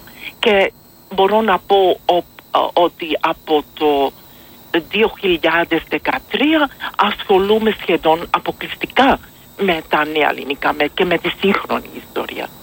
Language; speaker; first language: Greek; non-native, fluent; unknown